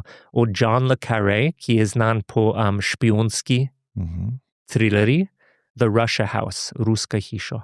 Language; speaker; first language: Slovenian; non-native, fluent; English